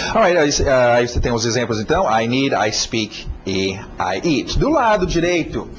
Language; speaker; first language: Portuguese; non-native, fluent; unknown